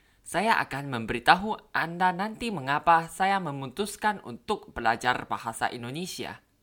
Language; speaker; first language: Indonesian; non-native, learner; Thai